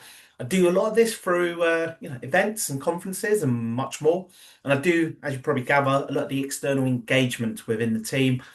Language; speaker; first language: English; native; English